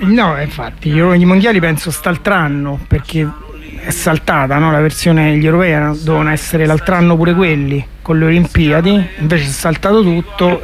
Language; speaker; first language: Italian; native; Italian